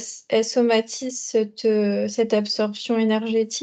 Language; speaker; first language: French; native; French